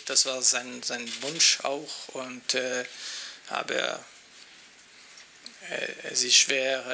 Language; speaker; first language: German; non-native, local second language; French